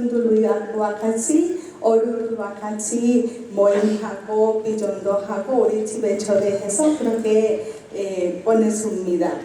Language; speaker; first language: Korean; non-native, learner; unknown